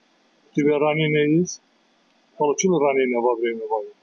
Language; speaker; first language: Russian; non-native, learner; Azerbaijani